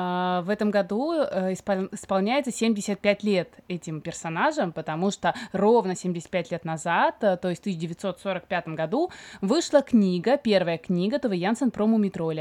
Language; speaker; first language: Russian; native; Russian